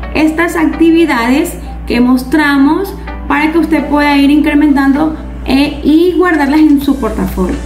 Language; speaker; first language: Spanish; native; Spanish